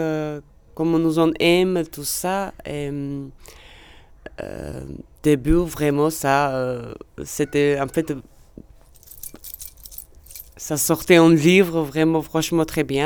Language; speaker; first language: French; non-native, learner; Georgian